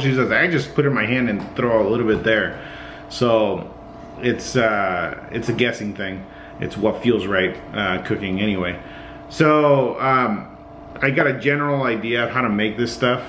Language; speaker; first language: English; early bilingual, other home language; Spanish